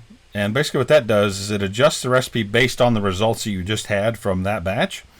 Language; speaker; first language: English; native; English